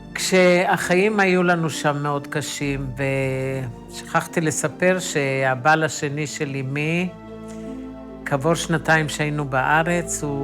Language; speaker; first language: Hebrew; early bilingual, other home language; Romany